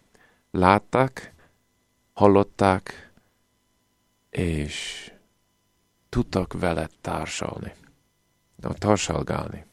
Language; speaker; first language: Hungarian; non-native, fluent; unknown